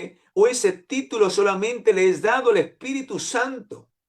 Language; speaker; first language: Spanish; native; Spanish